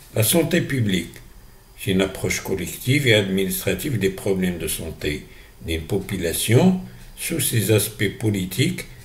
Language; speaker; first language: French; non-native, local second language; Arabic